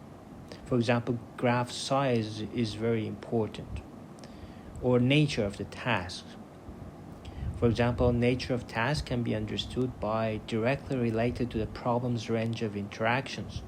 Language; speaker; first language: English; non-native, fluent; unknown